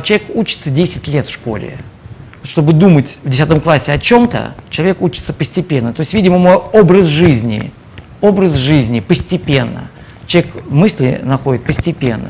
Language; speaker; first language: Russian; native; Russian